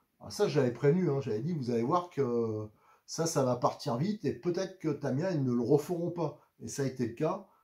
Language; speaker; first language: French; native; French